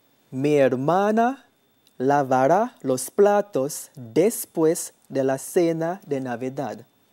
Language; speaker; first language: Spanish; non-native, fluent; English